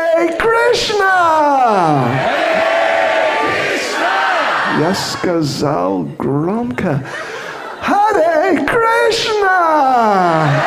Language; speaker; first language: Russian; non-native, fluent; English